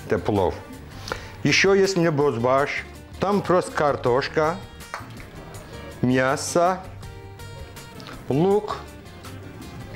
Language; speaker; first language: Russian; non-native, learner; Azerbaijani